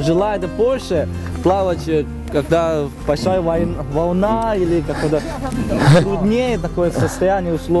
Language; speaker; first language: Russian; non-native, fluent; Chinese